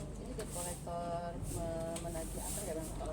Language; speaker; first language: Indonesian; native; Indonesian